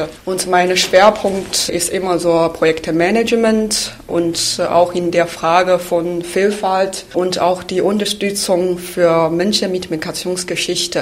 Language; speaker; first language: German; non-native, fluent; Chinese